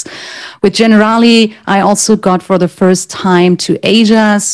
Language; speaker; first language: English; non-native, fluent; German